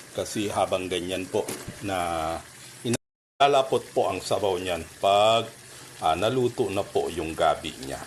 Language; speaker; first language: Filipino; non-native, local second language; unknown